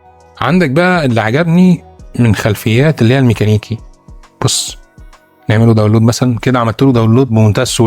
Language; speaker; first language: Arabic; native; Arabic